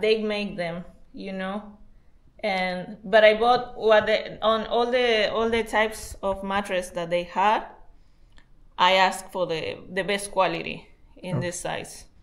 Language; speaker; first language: English; non-native, fluent; Spanish